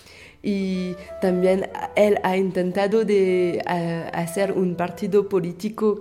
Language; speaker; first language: Spanish; non-native, fluent; French